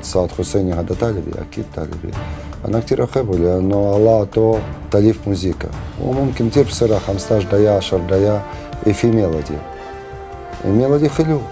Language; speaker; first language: Arabic; non-native, learner; Russian